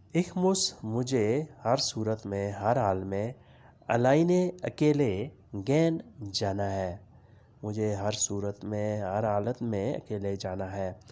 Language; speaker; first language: Urdu; non-native, local second language; Punjabi